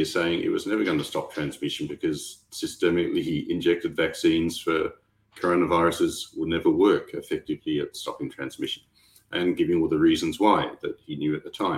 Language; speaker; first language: English; native; English